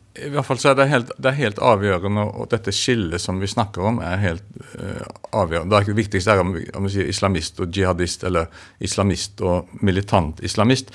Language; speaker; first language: Norwegian; native; Norwegian